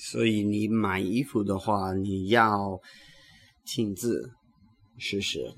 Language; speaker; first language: Chinese; non-native, learner; English